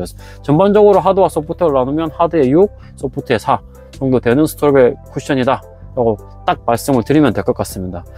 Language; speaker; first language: Korean; native; Korean